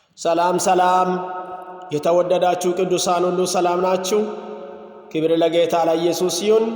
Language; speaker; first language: Amharic; non-native, local second language; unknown